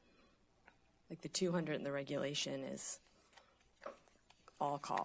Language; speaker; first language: English; native; English